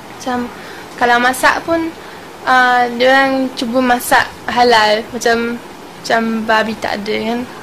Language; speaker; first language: Malay; non-native, fluent; German